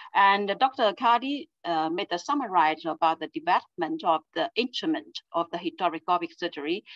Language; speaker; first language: English; non-native, fluent; Chinese